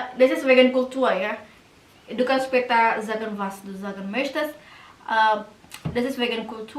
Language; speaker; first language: German; non-native, learner; Indonesian